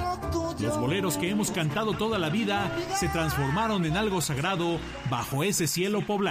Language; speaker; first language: Spanish; native; Spanish